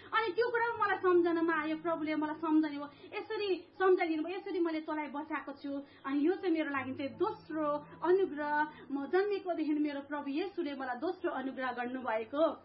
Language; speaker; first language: Nepali; native; Nepali